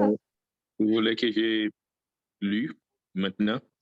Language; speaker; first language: French; non-native, learner; Portuguese